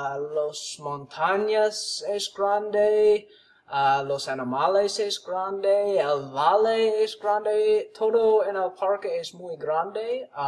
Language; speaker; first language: Spanish; non-native, learner; English